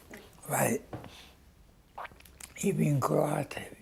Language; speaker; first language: German; non-native, learner; Hungarian